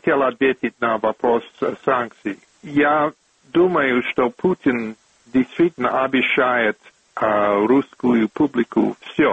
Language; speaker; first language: Russian; non-native, fluent; English